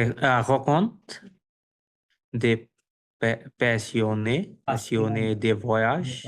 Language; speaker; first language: French; non-native, learner; Bangla